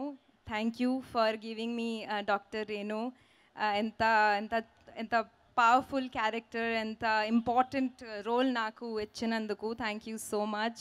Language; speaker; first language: Telugu; non-native, learner; Hindi